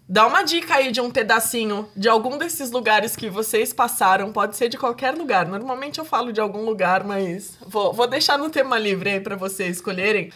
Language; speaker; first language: Portuguese; native; Portuguese